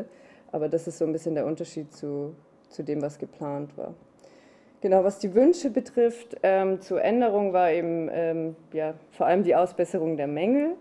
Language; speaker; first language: German; native; German